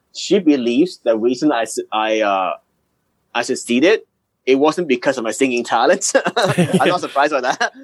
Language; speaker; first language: English; early bilingual, other home language; Cantonese